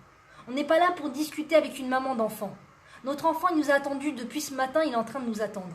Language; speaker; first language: French; native; French